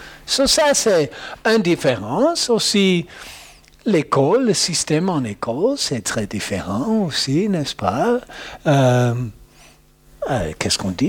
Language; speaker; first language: French; non-native, learner; English